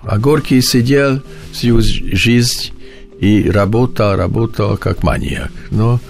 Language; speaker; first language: Russian; non-native, learner; Hungarian